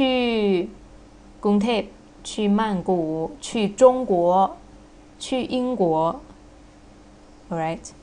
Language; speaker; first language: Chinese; non-native, fluent; Thai